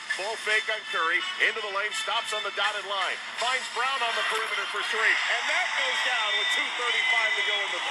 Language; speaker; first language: English; native; English